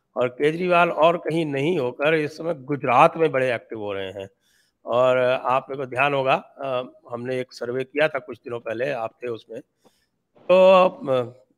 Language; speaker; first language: Hindi; native; Hindi